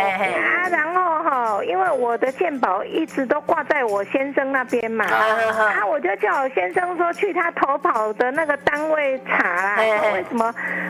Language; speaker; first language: Chinese; native; Chinese